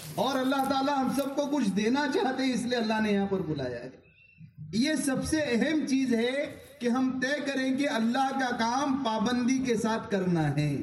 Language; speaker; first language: Urdu; native; Urdu